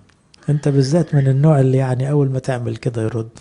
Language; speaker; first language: Arabic; native; Arabic